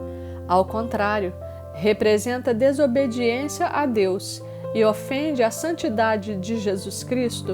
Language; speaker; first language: Portuguese; native; Portuguese